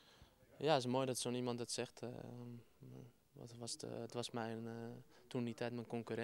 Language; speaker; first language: Dutch; native; Dutch